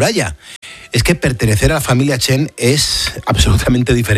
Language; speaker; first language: Spanish; native; Spanish